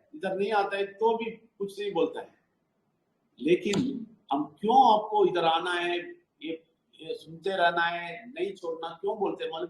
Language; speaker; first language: Hindi; non-native, local second language; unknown